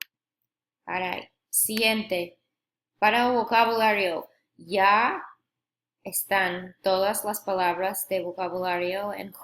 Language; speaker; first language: Spanish; non-native, fluent; English